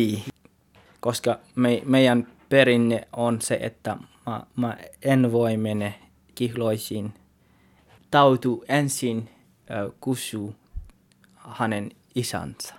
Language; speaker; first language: Finnish; non-native, learner; Tswana